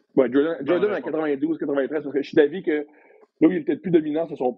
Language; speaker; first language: French; native; French